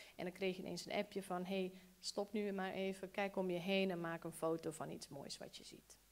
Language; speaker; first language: Dutch; early bilingual, other home language; Bosnian